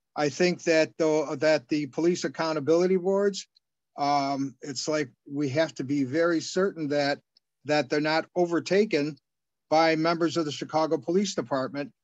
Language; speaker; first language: English; native; English